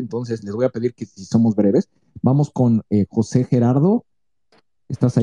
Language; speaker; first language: Spanish; native; Spanish